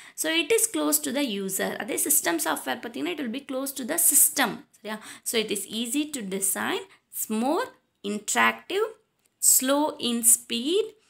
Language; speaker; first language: English; non-native, local second language; Tamil